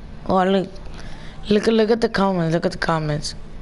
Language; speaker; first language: English; early bilingual, other home language; Spanish